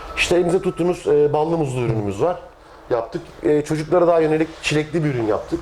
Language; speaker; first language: Turkish; native; Turkish